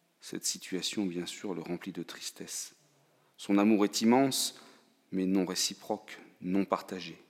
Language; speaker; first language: French; native; French